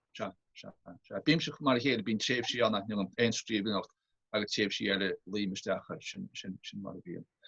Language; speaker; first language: Irish; native; Irish